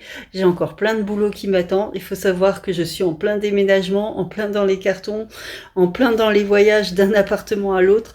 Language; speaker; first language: French; native; French